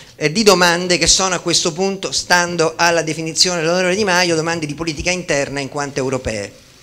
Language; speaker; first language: Italian; native; Italian